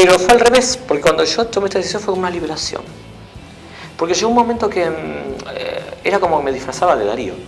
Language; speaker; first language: Spanish; native; Spanish